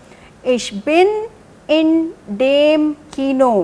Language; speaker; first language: German; non-native, fluent; Hindi